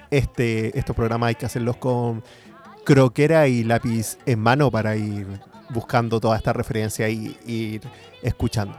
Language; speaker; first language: Spanish; native; Spanish